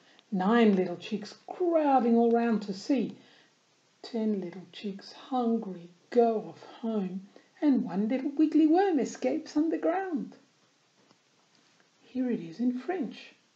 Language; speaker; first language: English; non-native, fluent; French